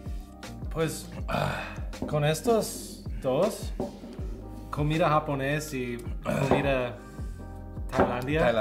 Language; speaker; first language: Spanish; non-native, learner; English